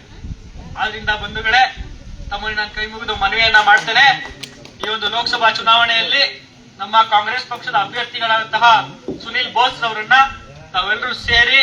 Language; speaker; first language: Kannada; native; Kannada